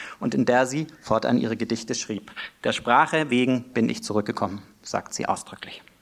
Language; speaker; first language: German; native; German